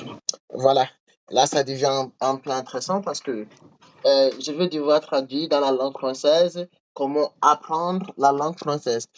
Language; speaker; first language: French; non-native, learner; English